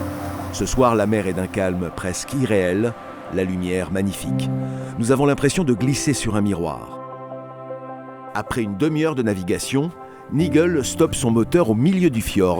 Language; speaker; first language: French; native; French